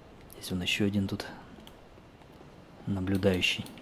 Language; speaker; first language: Russian; native; Russian